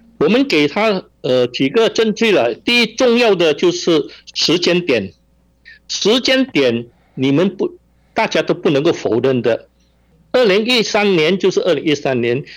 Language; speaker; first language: Chinese; non-native, local second language; Min Nan Chinese